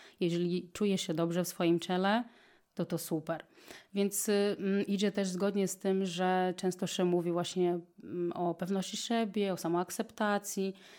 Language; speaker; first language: Polish; non-native, fluent; Portuguese